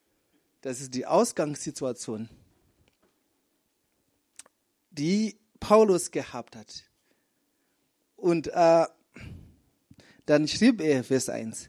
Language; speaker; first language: German; non-native, fluent; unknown